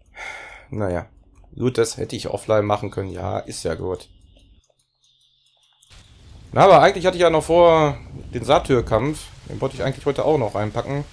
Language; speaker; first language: German; native; German